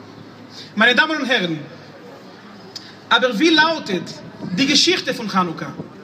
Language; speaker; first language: German; non-native, fluent; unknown